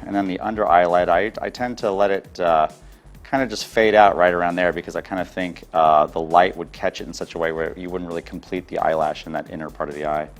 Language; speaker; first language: English; native; English